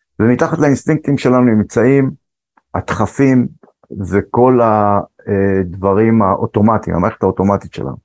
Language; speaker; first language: Hebrew; early bilingual, other home language; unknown